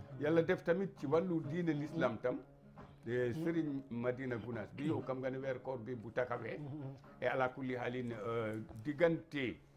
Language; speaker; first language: Wolof; non-native, local second language; Bambara